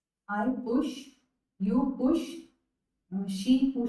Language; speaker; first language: English; non-native, learner; Hindi